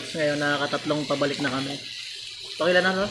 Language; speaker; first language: Filipino; native; Filipino